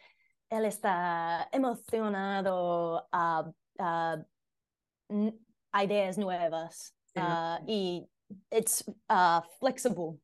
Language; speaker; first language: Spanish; non-native, learner; English